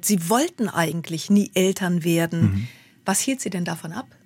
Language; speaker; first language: German; native; German